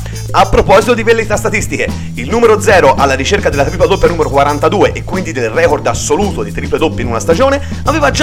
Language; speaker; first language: Italian; native; Italian